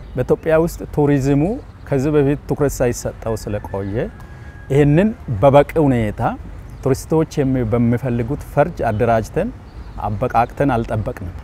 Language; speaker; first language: Amharic; non-native, local second language; Sidamo